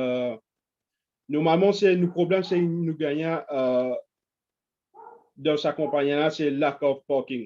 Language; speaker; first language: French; non-native, local second language; Morisyen